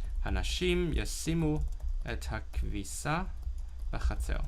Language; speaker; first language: Hebrew; non-native, learner; Cantonese